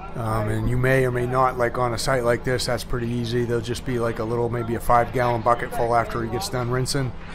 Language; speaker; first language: English; native; English